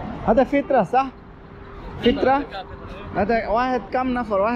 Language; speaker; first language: Arabic; non-native, learner; Bangla